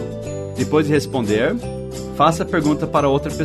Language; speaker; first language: Portuguese; non-native, fluent; English